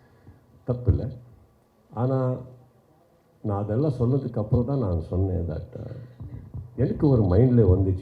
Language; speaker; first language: Tamil; non-native, local second language; Kannada